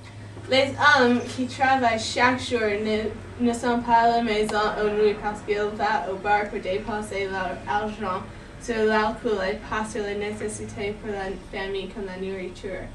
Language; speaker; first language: French; non-native, learner; English